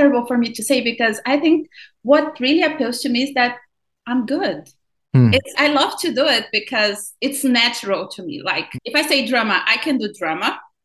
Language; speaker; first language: English; non-native, fluent; Portuguese